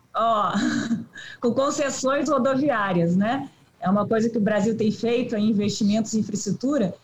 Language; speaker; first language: Portuguese; native; Portuguese